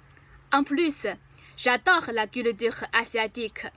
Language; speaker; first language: French; non-native, fluent; Chinese